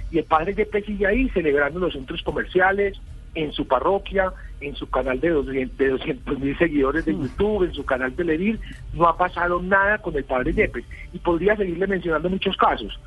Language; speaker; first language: Spanish; native; Spanish